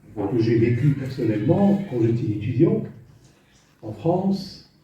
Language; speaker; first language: French; non-native, local second language; Arabic